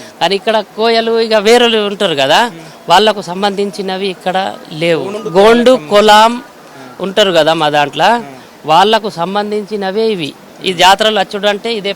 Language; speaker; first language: Telugu; non-native, local second language; Gondi